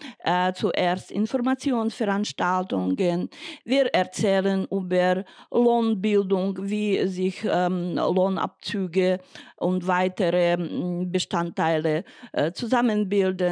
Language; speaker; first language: German; non-native, fluent; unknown